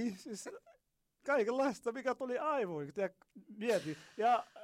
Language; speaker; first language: Finnish; non-native, learner; Arabic